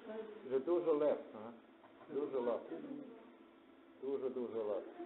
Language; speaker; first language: Polish; non-native, learner; Croatian